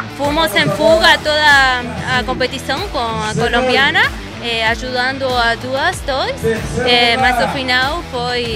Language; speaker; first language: Portuguese; non-native, learner; Spanish